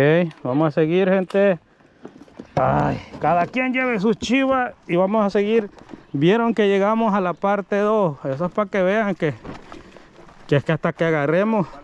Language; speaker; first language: Spanish; native; Spanish